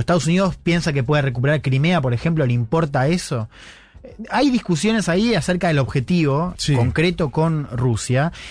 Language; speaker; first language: Spanish; native; Spanish